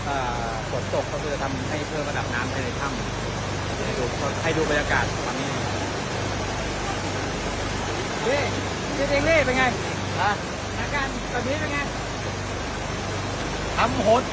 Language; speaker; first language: Thai; native; Thai